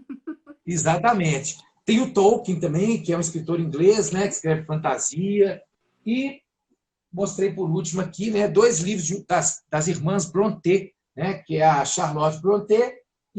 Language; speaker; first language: Portuguese; native; Portuguese